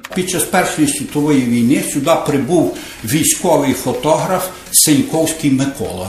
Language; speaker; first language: Ukrainian; native; Ukrainian